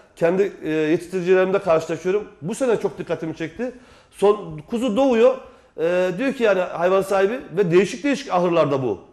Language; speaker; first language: Turkish; native; Turkish